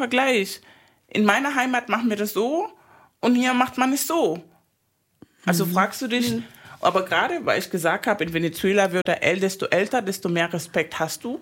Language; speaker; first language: German; non-native, fluent; Spanish